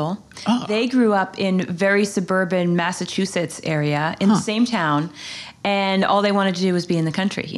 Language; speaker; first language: English; native; English